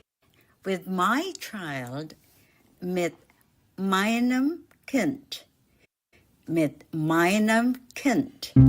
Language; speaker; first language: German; non-native, fluent; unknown